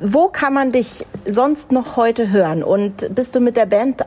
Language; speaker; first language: German; native; German